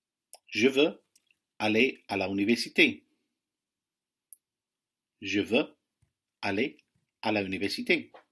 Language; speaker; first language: French; non-native, fluent; English